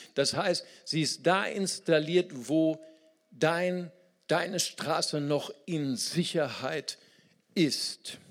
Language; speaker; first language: German; non-native, fluent; Portuguese